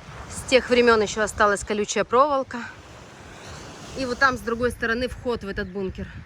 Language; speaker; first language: Russian; native; Russian